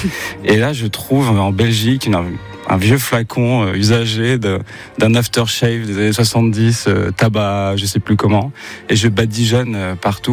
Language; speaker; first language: French; native; French